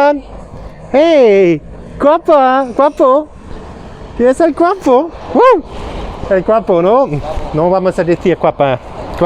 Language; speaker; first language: Spanish; non-native, learner; German